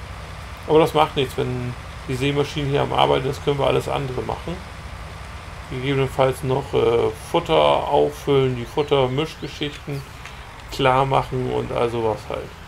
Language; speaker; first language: German; native; German